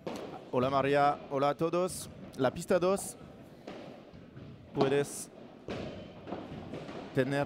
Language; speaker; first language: Spanish; non-native, learner; French